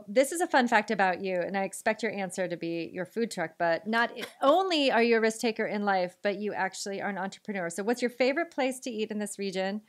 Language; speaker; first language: English; native; English